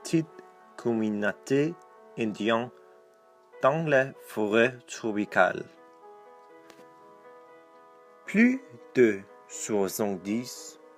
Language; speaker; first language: French; non-native, learner; Danish